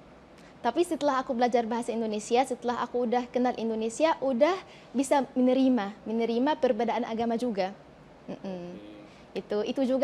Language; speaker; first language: Indonesian; non-native, fluent; Arabic